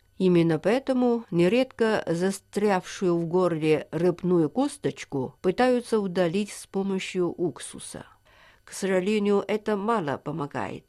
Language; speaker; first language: Russian; non-native, fluent; Chinese